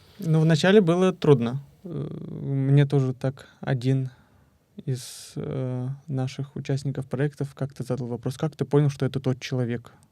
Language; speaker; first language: Russian; native; Russian